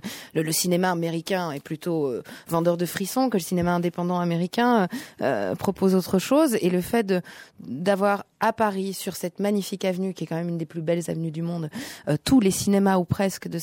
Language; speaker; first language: French; native; French